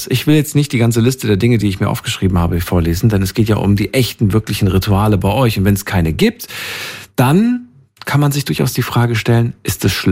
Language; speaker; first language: German; native; German